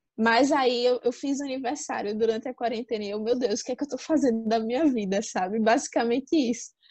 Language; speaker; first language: Portuguese; native; Portuguese